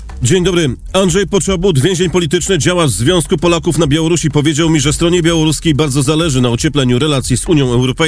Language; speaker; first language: Polish; native; Polish